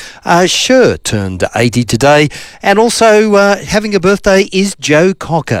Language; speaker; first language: English; native; English